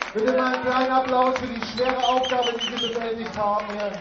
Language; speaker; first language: German; native; German